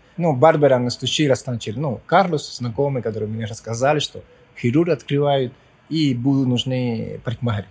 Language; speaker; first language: Russian; non-native, fluent; Spanish